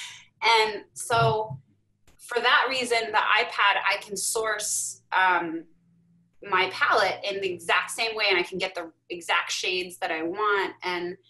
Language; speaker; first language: English; native; English